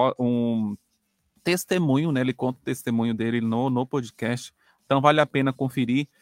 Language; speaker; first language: Portuguese; native; Portuguese